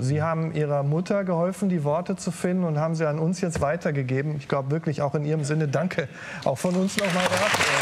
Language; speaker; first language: German; native; German